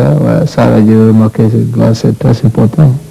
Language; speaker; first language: French; non-native, fluent; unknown